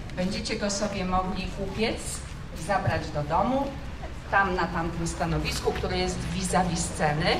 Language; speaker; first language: Polish; native; Polish